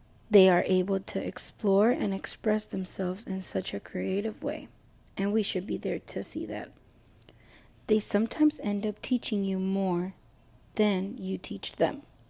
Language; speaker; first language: English; early bilingual, other home language; Spanish